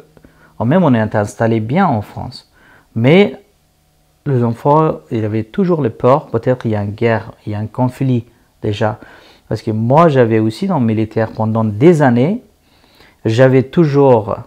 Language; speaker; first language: French; non-native, learner; Persian